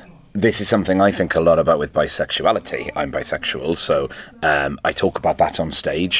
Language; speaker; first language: English; non-native, local second language; Welsh